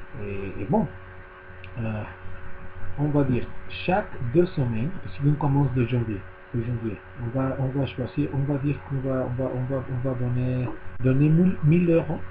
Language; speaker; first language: French; non-native, learner; Spanish